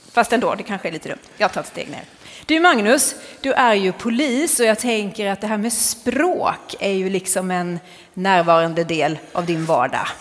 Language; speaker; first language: Swedish; native; Swedish